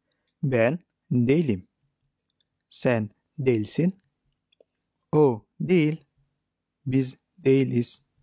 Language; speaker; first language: Turkish; non-native, fluent; Indonesian